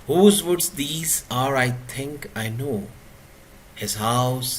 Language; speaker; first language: English; non-native, local second language; Urdu